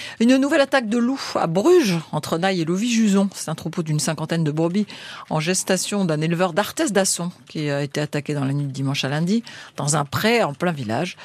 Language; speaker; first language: French; native; French